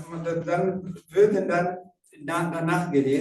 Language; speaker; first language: German; non-native, fluent; Rundi